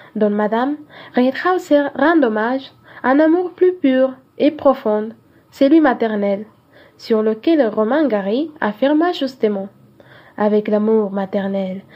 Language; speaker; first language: French; non-native, fluent; Spanish